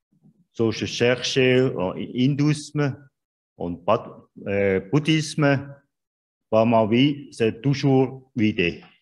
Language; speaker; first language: French; non-native, learner; Swiss German